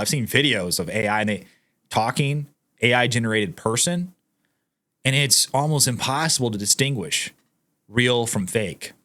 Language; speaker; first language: English; native; English